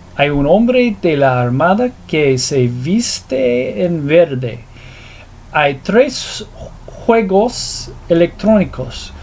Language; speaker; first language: Spanish; non-native, learner; English